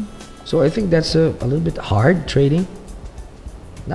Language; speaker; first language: English; non-native, local second language; Filipino